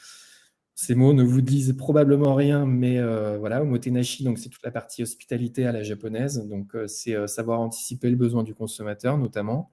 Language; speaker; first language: French; native; French